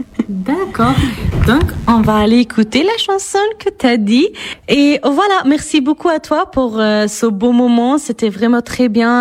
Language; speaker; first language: French; non-native, fluent; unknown